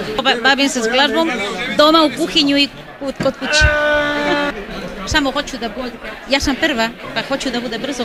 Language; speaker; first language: Bosnian; non-native, fluent; Spanish